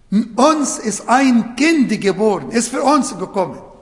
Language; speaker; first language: German; non-native, learner; Arabic